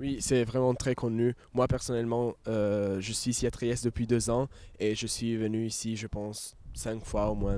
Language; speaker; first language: French; non-native, fluent; Italian